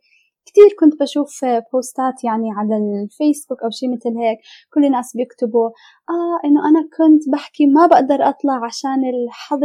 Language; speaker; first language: Arabic; native; Arabic